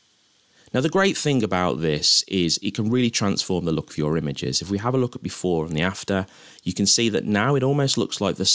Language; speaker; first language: English; native; English